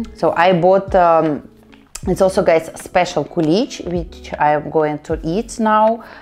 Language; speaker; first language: English; non-native, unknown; Russian